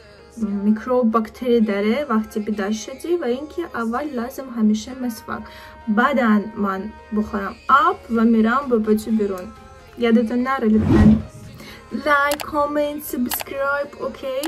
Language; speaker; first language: Persian; non-native, learner; Turkish